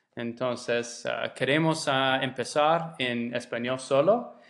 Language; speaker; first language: Spanish; non-native, learner; English